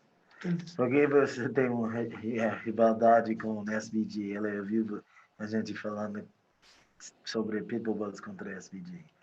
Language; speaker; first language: Portuguese; non-native, fluent; English